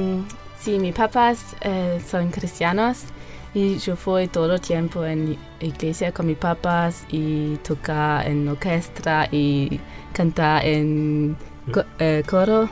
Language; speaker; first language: Spanish; non-native, learner; German